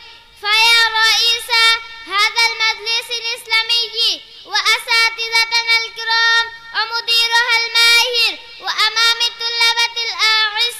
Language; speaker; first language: Arabic; non-native, learner; Bangla